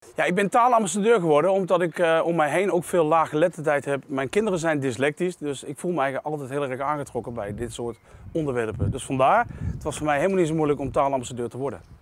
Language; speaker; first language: Dutch; native; Dutch